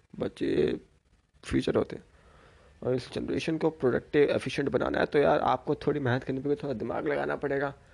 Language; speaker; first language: Hindi; native; Hindi